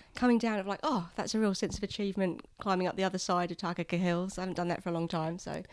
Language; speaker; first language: English; native; English